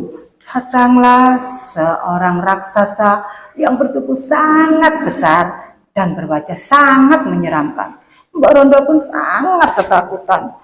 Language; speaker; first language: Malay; non-native, local second language; Javanese